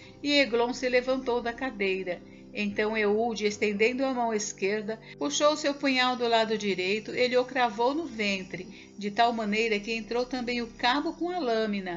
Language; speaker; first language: Portuguese; native; Portuguese